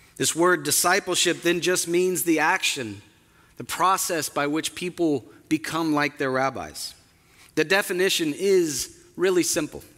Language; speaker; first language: English; native; English